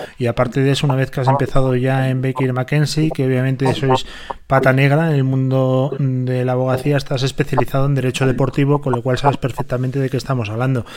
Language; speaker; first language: Spanish; native; Spanish